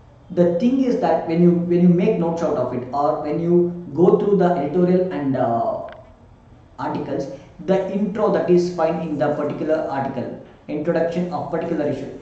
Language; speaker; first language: English; non-native, local second language; Kannada